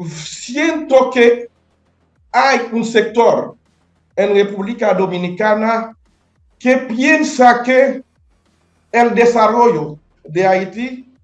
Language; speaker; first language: Spanish; non-native, fluent; Haitian Creole